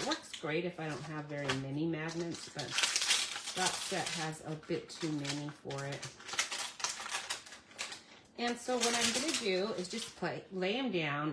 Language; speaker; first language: English; native; English